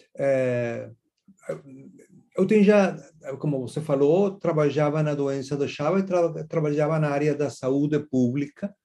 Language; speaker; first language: Portuguese; non-native, fluent; Spanish